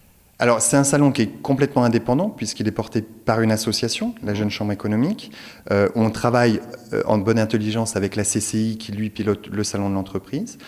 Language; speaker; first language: French; native; French